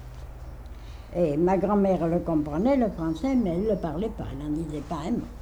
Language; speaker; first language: French; native; French